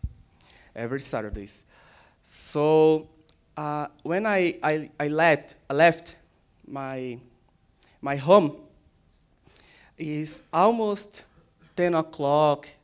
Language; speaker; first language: English; non-native, learner; Portuguese